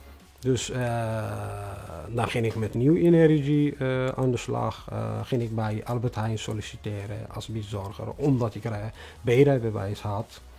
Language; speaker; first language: Dutch; non-native, fluent; Tigrinya